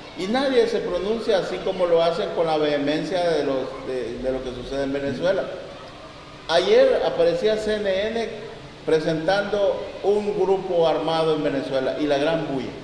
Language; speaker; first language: Spanish; native; Spanish